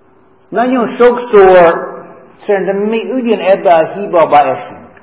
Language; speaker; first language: Hungarian; non-native, fluent; English